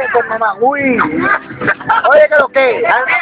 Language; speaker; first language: Spanish; native; Spanish